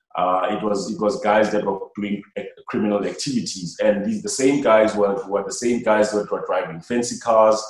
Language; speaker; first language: English; non-native, local second language; Xhosa